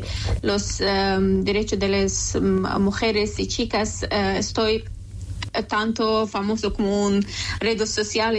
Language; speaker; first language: Spanish; non-native, local second language; Persian